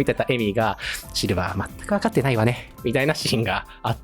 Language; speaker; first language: Japanese; native; Japanese